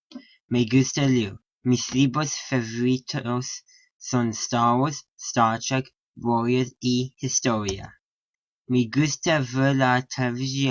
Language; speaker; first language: Spanish; non-native, learner; English